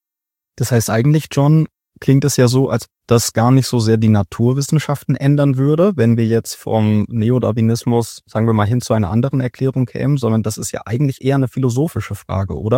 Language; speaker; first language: German; native; German